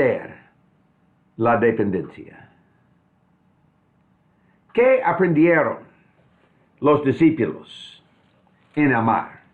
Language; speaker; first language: Spanish; non-native, fluent; English